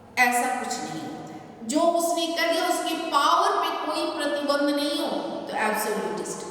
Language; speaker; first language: Hindi; native; Hindi